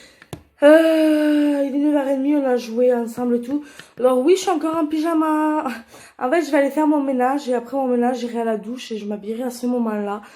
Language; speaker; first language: French; native; French